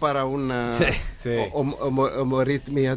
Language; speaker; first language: Spanish; non-native, learner; Greek